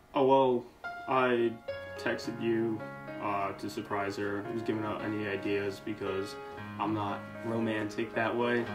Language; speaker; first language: English; native; English